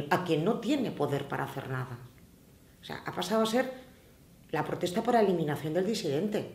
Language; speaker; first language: Spanish; native; Spanish